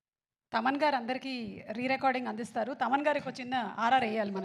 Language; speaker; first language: Telugu; native; Telugu